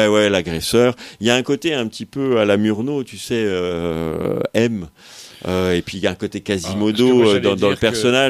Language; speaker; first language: French; native; French